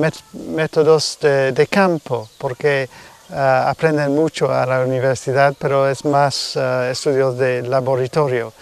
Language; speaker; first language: Spanish; non-native, fluent; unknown